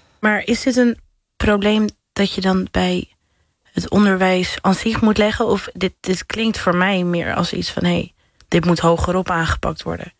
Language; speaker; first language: Dutch; native; Dutch